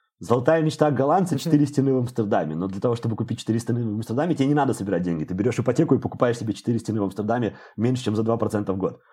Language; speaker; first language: Russian; native; Russian